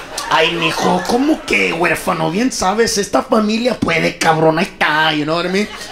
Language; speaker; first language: Spanish; early bilingual, heritage; Spanish